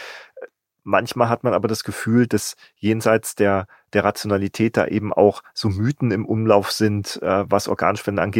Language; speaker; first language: German; native; German